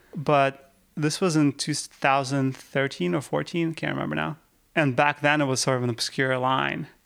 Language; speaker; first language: English; early bilingual, other home language; Russian